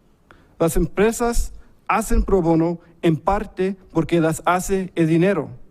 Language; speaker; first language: Spanish; early bilingual, heritage; English